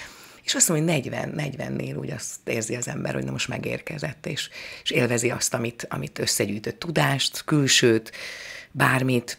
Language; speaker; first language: Hungarian; native; Hungarian